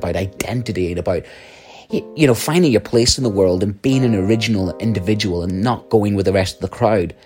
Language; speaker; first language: English; native; English